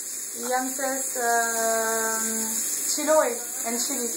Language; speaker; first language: Spanish; non-native, learner; French